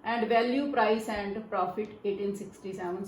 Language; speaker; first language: English; non-native, local second language; Punjabi